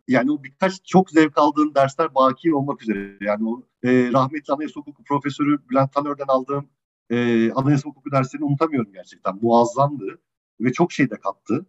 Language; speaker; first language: Turkish; native; Turkish